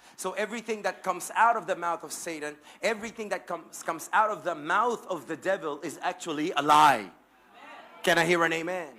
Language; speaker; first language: English; non-native, local second language; Filipino